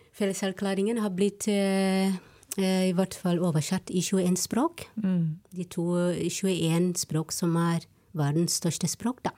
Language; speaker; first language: Norwegian; non-native, fluent; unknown